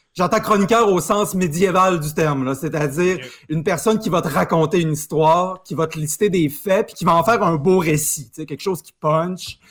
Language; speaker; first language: French; native; French